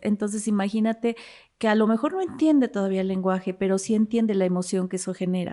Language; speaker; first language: Spanish; native; Spanish